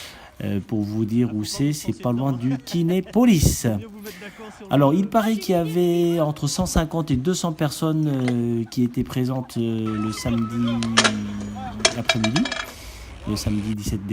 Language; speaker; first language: French; native; French